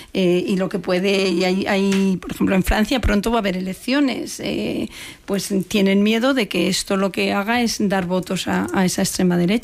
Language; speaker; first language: Spanish; native; Spanish